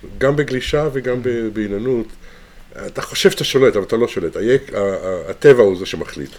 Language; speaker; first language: Hebrew; native; Hebrew